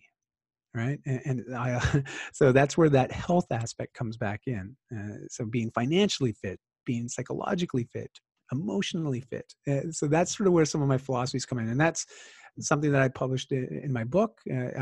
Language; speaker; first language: English; native; English